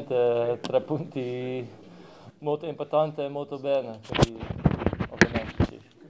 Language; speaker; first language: Italian; non-native, learner; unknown